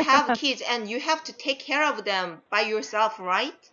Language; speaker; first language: English; non-native, fluent; Korean